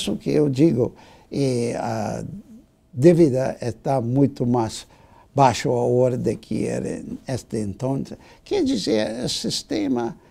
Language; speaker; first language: Portuguese; non-native, fluent; English